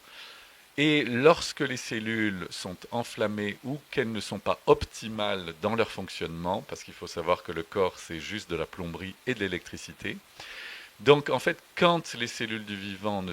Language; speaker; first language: French; native; French